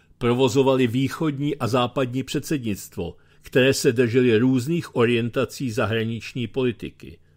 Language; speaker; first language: Czech; native; Czech